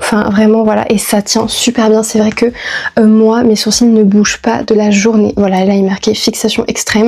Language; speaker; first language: French; native; French